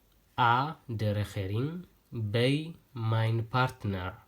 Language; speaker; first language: Dutch; non-native, learner; Tigrinya